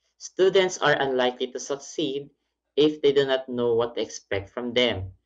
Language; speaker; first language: English; non-native, local second language; Filipino